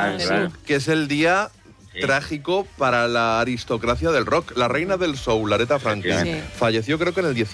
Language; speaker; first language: Spanish; native; Spanish